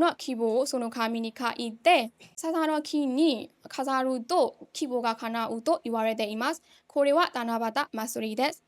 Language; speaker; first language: Japanese; non-native, learner; Burmese